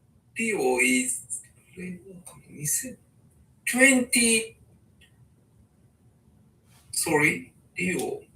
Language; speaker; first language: English; non-native, learner; Japanese